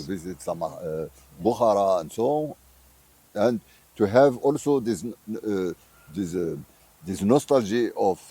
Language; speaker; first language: English; non-native, fluent; Arabic